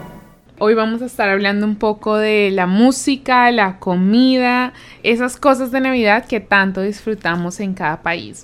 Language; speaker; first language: Spanish; native; Spanish